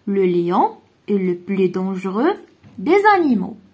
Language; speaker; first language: French; non-native, local second language; Arabic